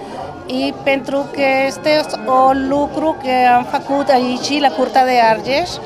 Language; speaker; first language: Romanian; non-native, learner; Spanish